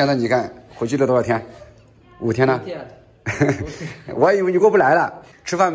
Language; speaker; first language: Chinese; native; Chinese